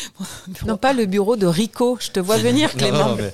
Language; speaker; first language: French; native; French